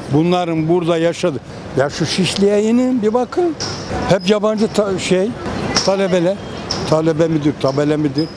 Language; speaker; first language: Turkish; native; Turkish